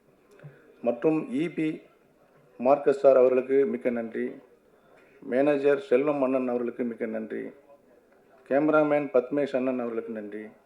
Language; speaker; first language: Tamil; native; Tamil